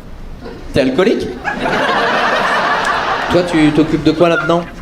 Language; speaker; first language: French; native; French